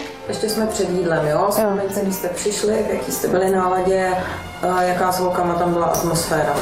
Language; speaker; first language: Czech; native; Czech